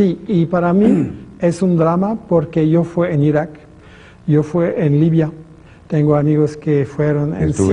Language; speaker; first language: Spanish; non-native, fluent; French